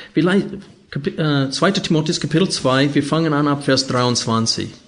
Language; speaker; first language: German; non-native, fluent; English